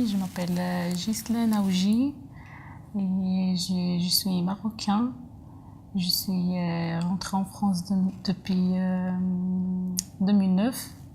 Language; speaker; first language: French; non-native, learner; Arabic